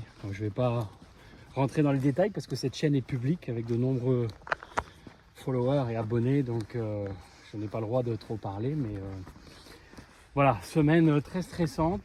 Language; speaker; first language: French; native; French